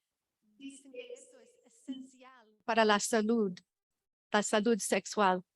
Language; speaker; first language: Spanish; non-native, fluent; English